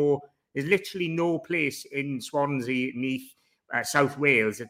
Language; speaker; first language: English; native; English